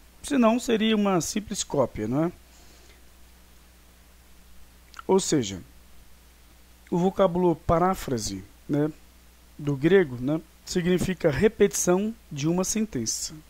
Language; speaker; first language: Portuguese; native; Portuguese